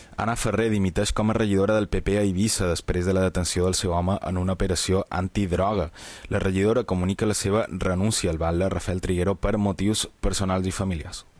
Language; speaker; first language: Catalan; native; Catalan